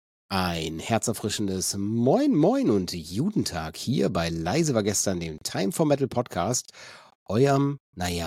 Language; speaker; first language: German; native; German